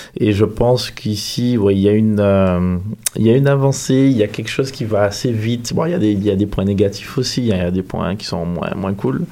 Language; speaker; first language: French; native; French